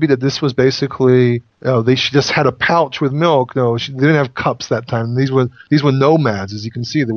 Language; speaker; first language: English; non-native, fluent; Hebrew